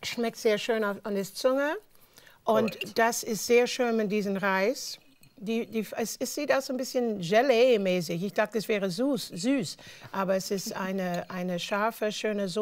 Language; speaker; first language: German; non-native, learner; English